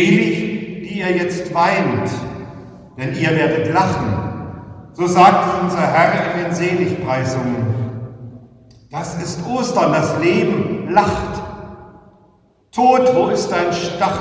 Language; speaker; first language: German; native; German